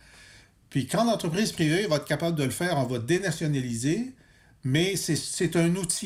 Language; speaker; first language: French; native; French